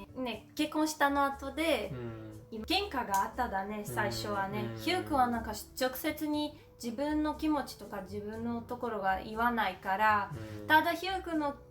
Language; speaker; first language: Japanese; non-native, learner; Portuguese